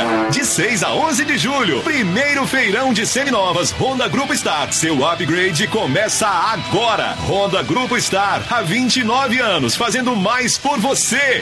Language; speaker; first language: Portuguese; native; Portuguese